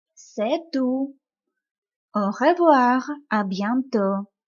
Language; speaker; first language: French; non-native, fluent; Ukrainian